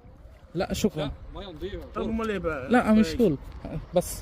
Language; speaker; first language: Arabic; non-native, learner; Bangla